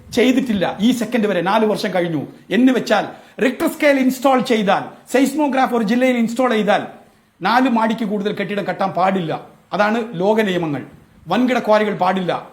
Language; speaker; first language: Malayalam; non-native, local second language; Tamil